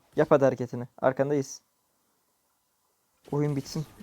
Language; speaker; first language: Turkish; native; Turkish